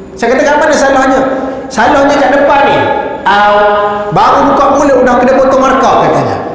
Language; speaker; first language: Malay; native; Malay